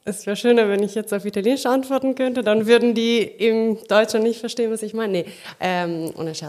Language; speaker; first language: German; non-native, local second language; Italian